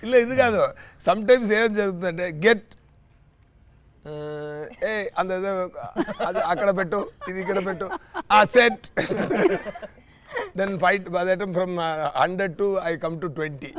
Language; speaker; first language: Telugu; non-native, learner; Tamil